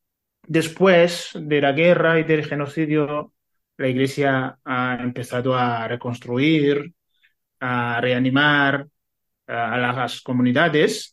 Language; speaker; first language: Spanish; non-native, fluent; Kinyarwanda